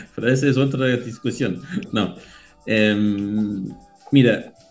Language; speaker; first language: Spanish; non-native, learner; Danish